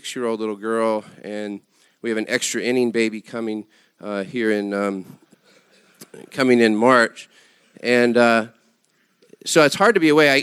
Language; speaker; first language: English; native; English